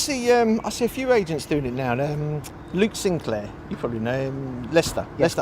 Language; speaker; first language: English; native; English